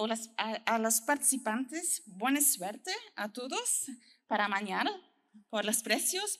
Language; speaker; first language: Spanish; non-native, learner; French